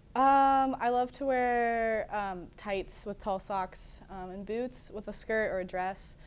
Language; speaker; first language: English; native; English